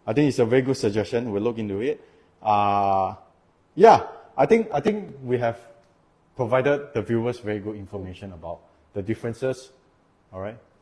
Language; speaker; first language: English; non-native, local second language; Chinese